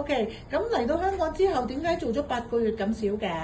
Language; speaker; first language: Cantonese; native; Cantonese